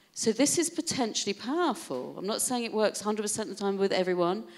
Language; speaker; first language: English; native; English